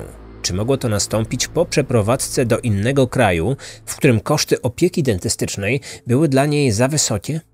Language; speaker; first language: Polish; native; Polish